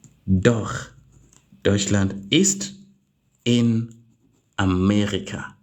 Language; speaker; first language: German; non-native, learner; English